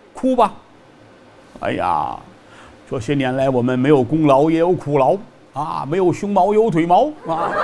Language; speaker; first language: Chinese; native; Chinese